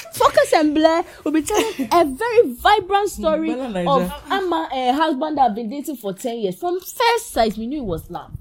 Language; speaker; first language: English; non-native, local second language; Akan